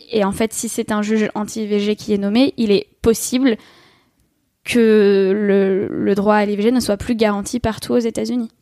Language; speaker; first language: French; native; French